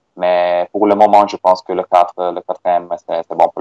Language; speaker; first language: French; non-native, fluent; Italian